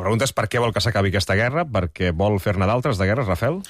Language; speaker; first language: Catalan; native; Catalan